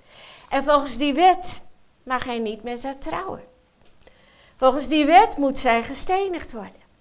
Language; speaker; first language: Dutch; native; Dutch